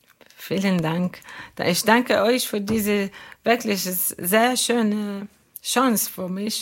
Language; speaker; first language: German; non-native, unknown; Arabic